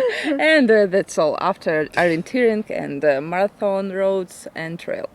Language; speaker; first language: English; non-native, learner; Russian